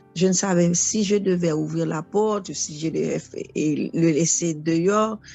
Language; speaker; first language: French; non-native, local second language; Haitian Creole